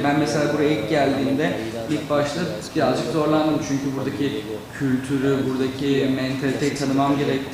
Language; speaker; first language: Turkish; non-native, fluent; Czech